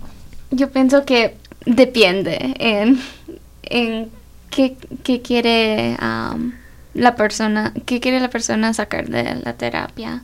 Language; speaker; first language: Spanish; early bilingual, heritage; Spanish